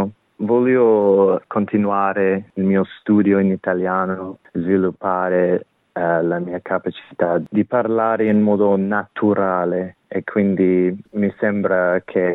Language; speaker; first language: Italian; non-native, fluent; English